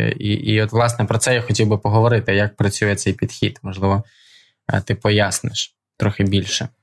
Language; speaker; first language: Ukrainian; non-native, local second language; Russian